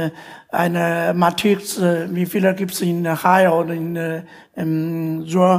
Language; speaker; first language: German; non-native, learner; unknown